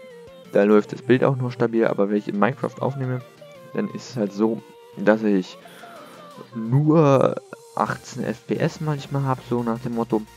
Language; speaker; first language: German; native; German